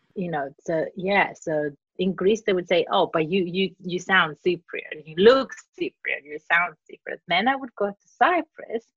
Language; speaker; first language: English; non-native, fluent; Greek